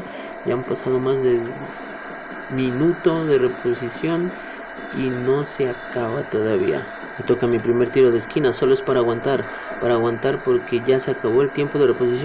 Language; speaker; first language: Spanish; native; Spanish